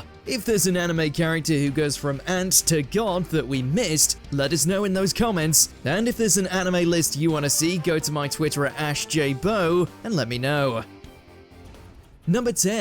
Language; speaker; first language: English; native; English